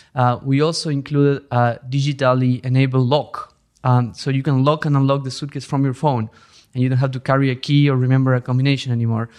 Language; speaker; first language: English; non-native, fluent; Spanish